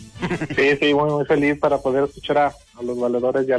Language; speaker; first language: Spanish; native; Spanish